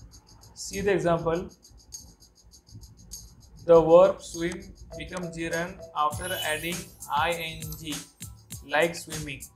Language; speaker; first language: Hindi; native; Hindi